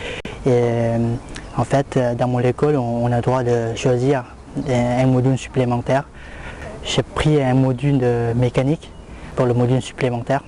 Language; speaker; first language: French; non-native, fluent; Lao